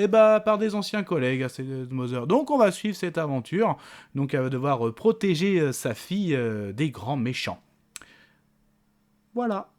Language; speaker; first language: French; native; French